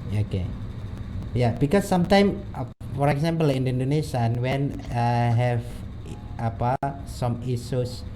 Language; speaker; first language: English; non-native, learner; Indonesian